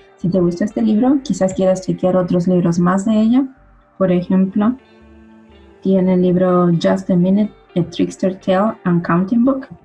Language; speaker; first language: Spanish; early bilingual, other home language; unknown